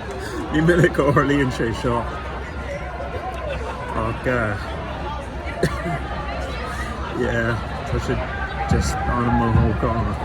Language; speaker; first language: Irish; non-native, local second language; English